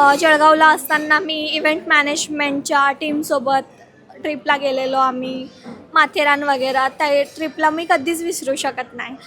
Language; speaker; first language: Marathi; non-native, local second language; Lambadi